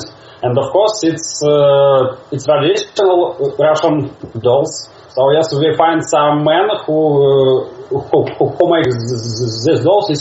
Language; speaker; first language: English; non-native, learner; Russian